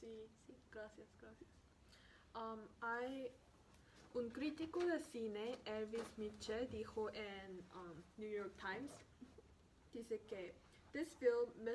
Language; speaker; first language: Spanish; non-native, learner; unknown